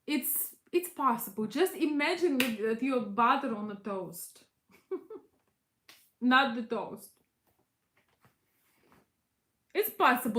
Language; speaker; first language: English; non-native, fluent; Russian